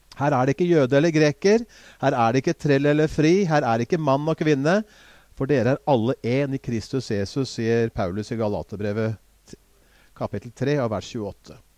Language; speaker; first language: Norwegian; native; Norwegian